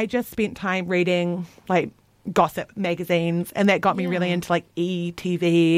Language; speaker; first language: English; native; English